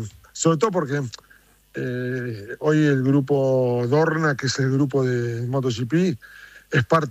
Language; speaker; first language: Spanish; native; Spanish